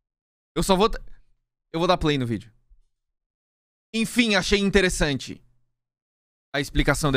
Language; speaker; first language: Portuguese; native; Portuguese